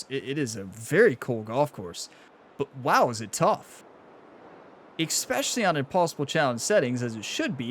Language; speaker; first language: English; native; English